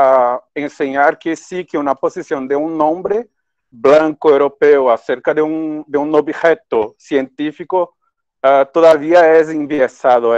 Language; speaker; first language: Spanish; non-native, fluent; Portuguese